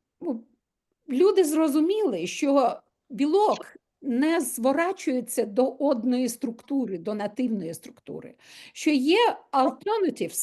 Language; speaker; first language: Ukrainian; non-native, local second language; Russian